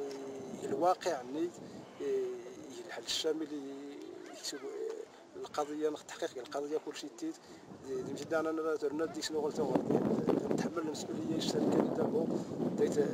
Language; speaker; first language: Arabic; non-native, local second language; Berber languages